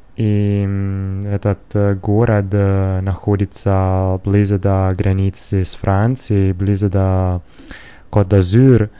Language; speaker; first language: Russian; non-native, learner; Italian